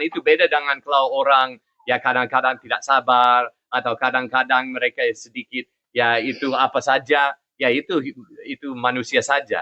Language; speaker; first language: Indonesian; non-native, fluent; English